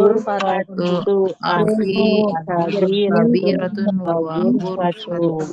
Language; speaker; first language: Arabic; non-native, learner; Indonesian